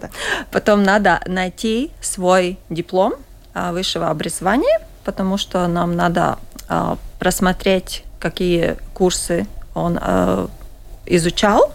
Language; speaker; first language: Russian; non-native, local second language; Latvian